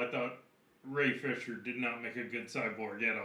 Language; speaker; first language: English; native; English